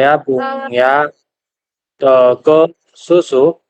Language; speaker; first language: Indonesian; non-native, learner; Chinese